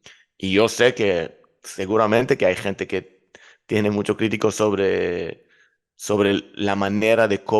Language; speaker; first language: Spanish; non-native, fluent; Hebrew